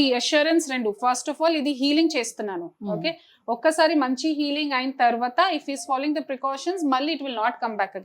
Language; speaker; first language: Telugu; non-native, local second language; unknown